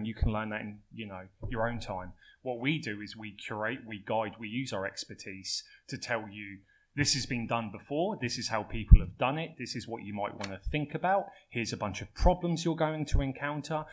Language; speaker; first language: English; native; English